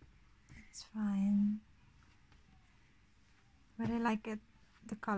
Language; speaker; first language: English; non-native, fluent; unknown